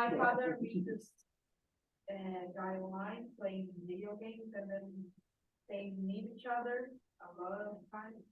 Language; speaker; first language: English; non-native, learner; Portuguese